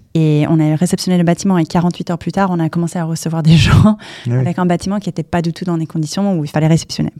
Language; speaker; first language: French; non-native, fluent; English